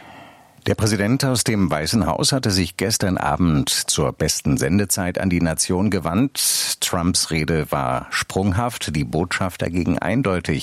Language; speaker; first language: German; native; German